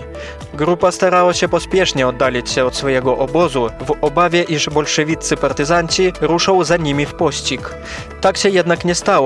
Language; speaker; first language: Polish; native; Polish